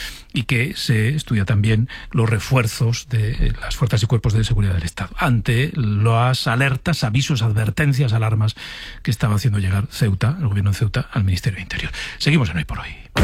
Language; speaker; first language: Spanish; native; Spanish